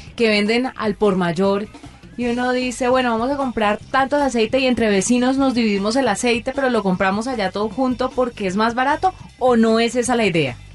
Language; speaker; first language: Spanish; native; Spanish